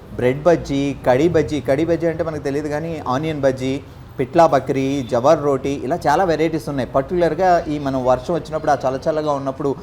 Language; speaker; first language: Telugu; native; Telugu